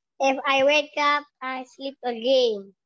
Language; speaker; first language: English; non-native, local second language; Indonesian